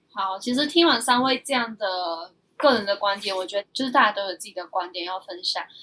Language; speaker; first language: Chinese; early bilingual, heritage; Chinese